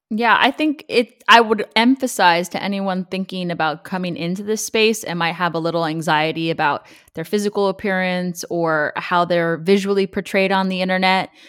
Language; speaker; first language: English; native; English